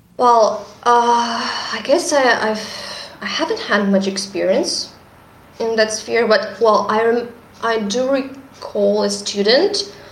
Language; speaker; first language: English; non-native, fluent; Russian